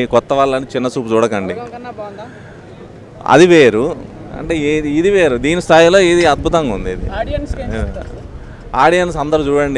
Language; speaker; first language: Telugu; native; Telugu